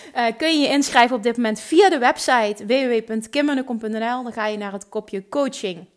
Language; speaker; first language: Dutch; native; Dutch